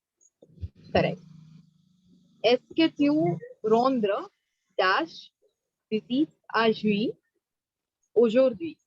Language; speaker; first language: French; non-native, fluent; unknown